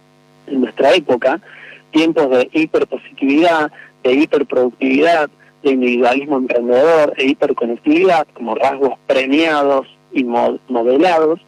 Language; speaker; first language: Spanish; native; Spanish